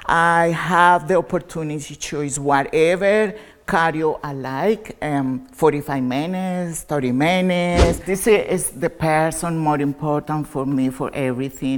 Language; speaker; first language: English; non-native, learner; Spanish